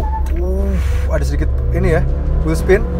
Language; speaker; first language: Indonesian; native; Indonesian